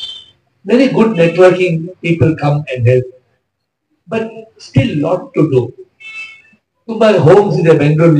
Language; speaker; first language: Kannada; non-native, local second language; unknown